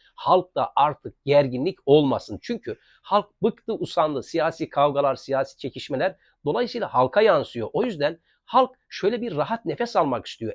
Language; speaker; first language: Turkish; native; Turkish